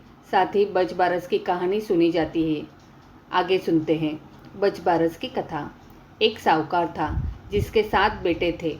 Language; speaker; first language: Hindi; native; Hindi